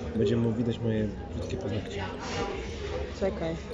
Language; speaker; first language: Polish; native; Polish